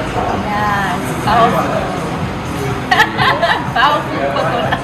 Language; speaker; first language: English; non-native, fluent; German